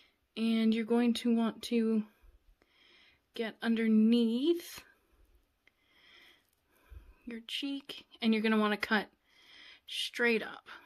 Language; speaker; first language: English; native; English